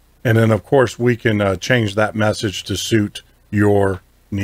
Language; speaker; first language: English; native; English